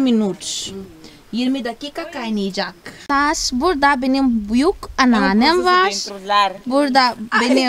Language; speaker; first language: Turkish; non-native, fluent; Portuguese